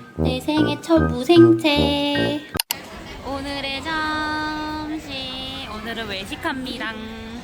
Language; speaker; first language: Korean; native; Korean